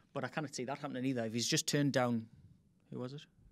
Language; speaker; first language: English; native; English